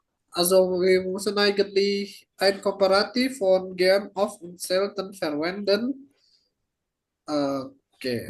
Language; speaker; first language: German; non-native, fluent; Indonesian